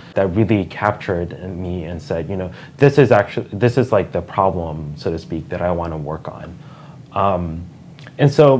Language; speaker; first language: English; native; English